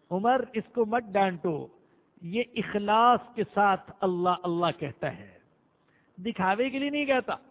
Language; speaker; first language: Urdu; non-native, local second language; Punjabi